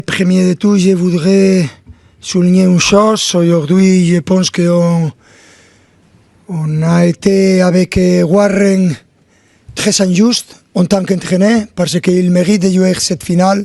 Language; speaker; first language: French; non-native, fluent; Spanish